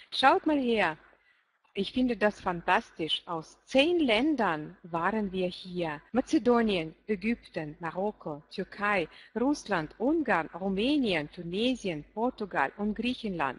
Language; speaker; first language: German; non-native, fluent; French